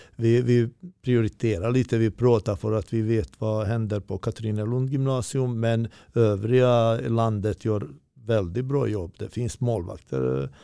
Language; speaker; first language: Swedish; non-native, learner; Bosnian